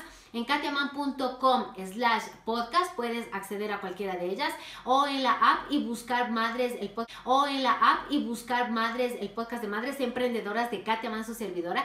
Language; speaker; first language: Spanish; native; Spanish